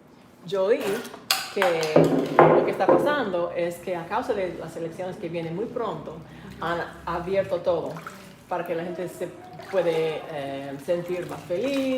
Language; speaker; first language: Spanish; non-native, learner; English